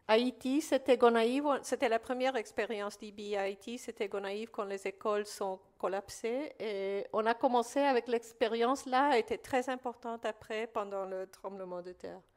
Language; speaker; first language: French; non-native, fluent; Spanish